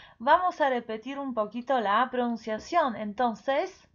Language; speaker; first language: Spanish; non-native, fluent; Polish